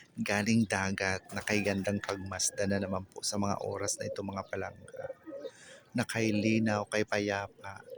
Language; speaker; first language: Filipino; non-native, local second language; Waray